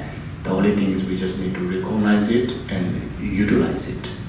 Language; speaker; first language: English; non-native, fluent; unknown